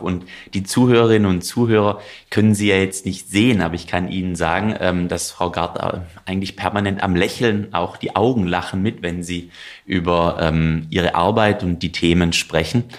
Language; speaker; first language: German; native; German